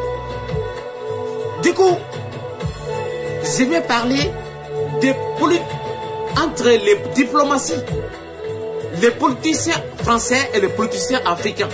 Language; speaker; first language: French; non-native, local second language; Bambara